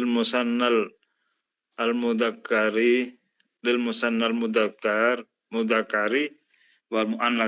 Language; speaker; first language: Arabic; non-native, learner; Indonesian